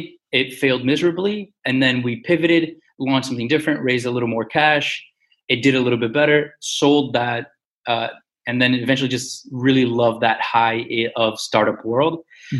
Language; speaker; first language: English; early bilingual, other home language; Portuguese